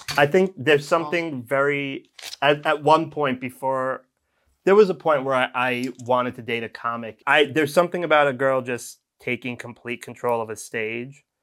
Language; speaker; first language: English; native; English